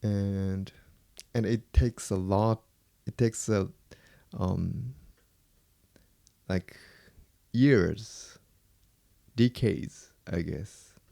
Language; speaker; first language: English; non-native, fluent; Japanese